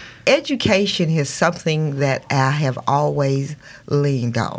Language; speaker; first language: English; native; English